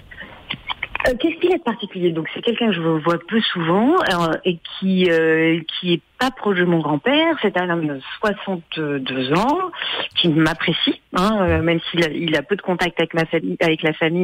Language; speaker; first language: French; native; French